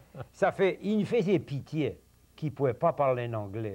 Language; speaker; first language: French; early bilingual, heritage; French